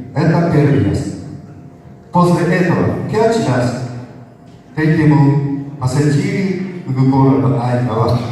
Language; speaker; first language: Russian; non-native, learner; Japanese